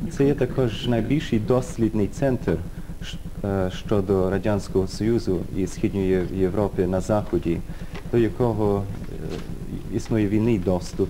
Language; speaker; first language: Ukrainian; early bilingual, heritage; Ukrainian